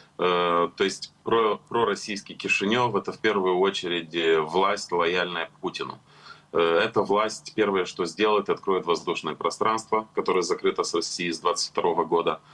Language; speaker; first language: Russian; non-native, local second language; Romanian